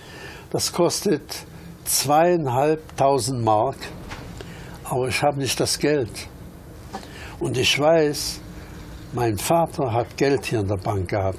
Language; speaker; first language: German; early bilingual, other home language; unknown